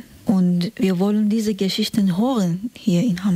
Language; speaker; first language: German; non-native, fluent; Persian